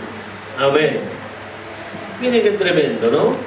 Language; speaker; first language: Spanish; native; Spanish